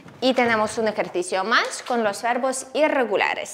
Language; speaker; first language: Spanish; non-native, fluent; Ukrainian